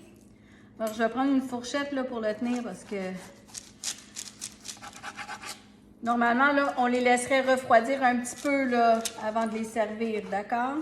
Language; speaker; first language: French; native; French